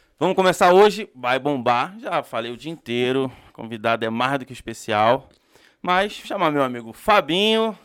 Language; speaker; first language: Portuguese; native; Portuguese